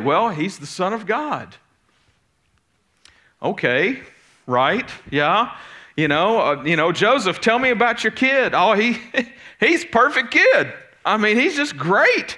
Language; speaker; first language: English; native; English